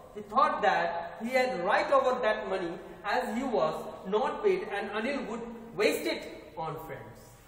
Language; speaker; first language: English; non-native, local second language; Hindi